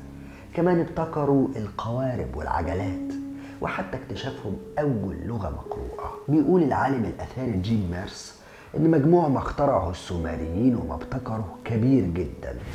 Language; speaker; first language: Arabic; native; Arabic